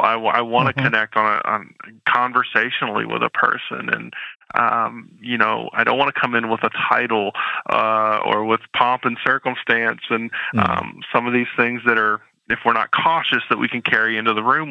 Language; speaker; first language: English; native; English